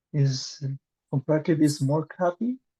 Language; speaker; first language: English; non-native, learner; Spanish